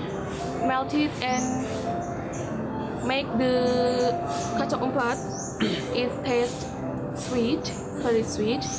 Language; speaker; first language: English; non-native, learner; Indonesian